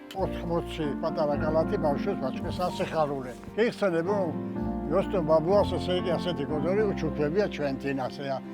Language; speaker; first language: Georgian; native; Georgian